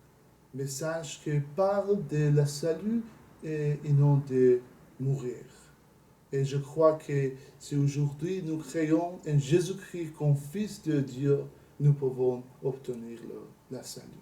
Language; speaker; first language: French; non-native, learner; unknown